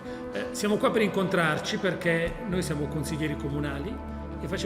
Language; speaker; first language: Italian; native; Italian